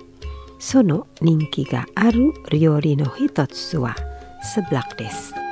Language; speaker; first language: Japanese; non-native, fluent; Indonesian